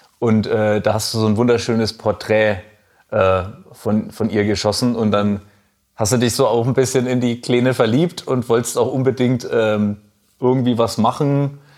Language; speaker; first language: German; native; German